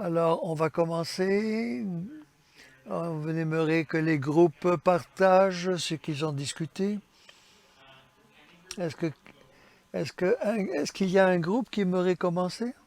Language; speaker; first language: French; non-native, fluent; English